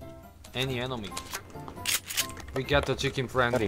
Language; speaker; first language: English; non-native, learner; Korean